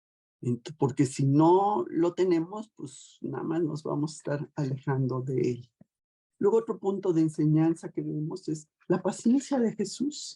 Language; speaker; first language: Spanish; native; Spanish